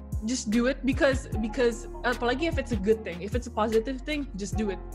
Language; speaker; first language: English; early bilingual, other home language; Indonesian